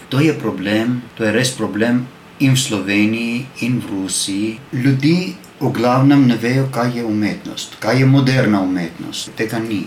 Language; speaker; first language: Slovenian; non-native, learner; Armenian